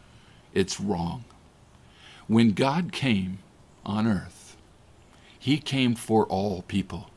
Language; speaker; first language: English; native; English